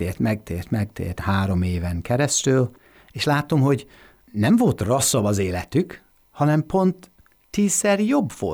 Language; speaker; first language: Hungarian; non-native, fluent; English